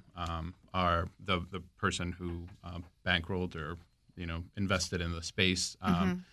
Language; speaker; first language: English; early bilingual, other home language; Spanish